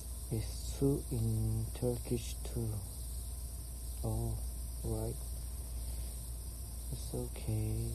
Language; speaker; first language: English; non-native, learner; Korean